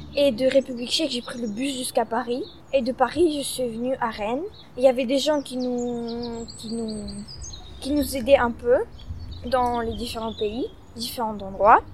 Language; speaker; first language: French; early bilingual, other home language; Russian